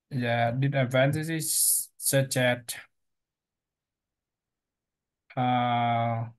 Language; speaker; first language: English; non-native, learner; Vietnamese